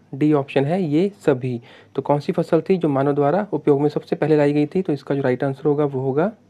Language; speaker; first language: Hindi; non-native, local second language; Punjabi